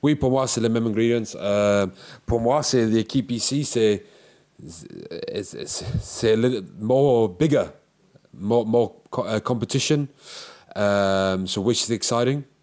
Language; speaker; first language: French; non-native, learner; English